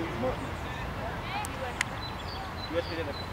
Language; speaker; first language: Polish; native; Polish